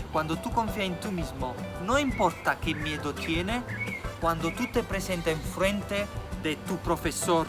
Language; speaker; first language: Spanish; non-native, fluent; Italian